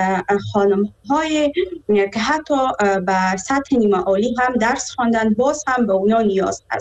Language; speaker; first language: Persian; native; Persian